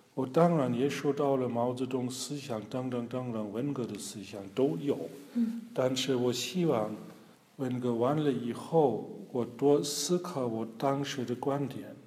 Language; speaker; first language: Chinese; non-native, fluent; German